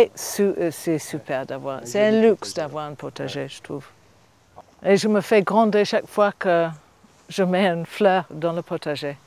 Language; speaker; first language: French; non-native, fluent; English